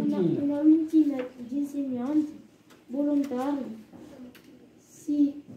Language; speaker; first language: Italian; non-native, learner; French